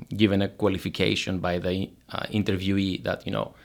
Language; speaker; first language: English; non-native, fluent; Greek